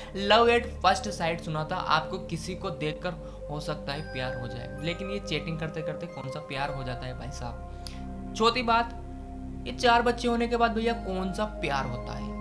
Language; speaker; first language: Hindi; native; Hindi